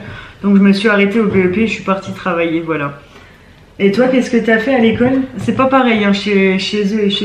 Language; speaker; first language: French; native; French